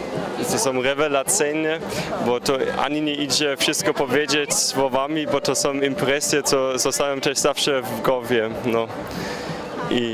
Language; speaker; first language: Polish; early bilingual, heritage; German